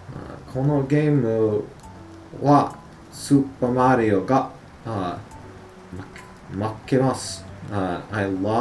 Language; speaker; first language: Japanese; non-native, learner; English